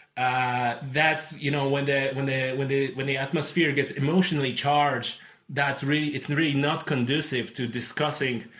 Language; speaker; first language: English; non-native, fluent; Polish